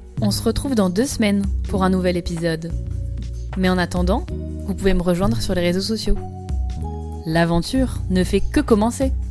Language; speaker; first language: French; native; French